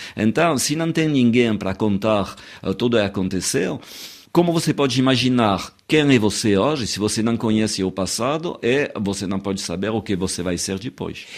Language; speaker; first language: Portuguese; non-native, fluent; French